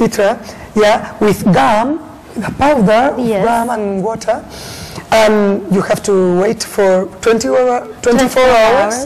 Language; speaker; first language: English; non-native, learner; Spanish